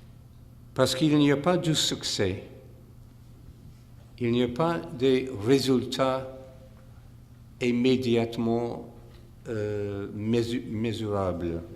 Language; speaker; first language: French; non-native, fluent; English